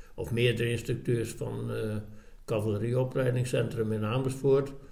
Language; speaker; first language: Dutch; native; Dutch